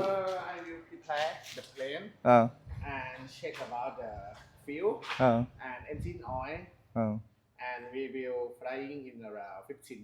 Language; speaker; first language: English; non-native, learner; Thai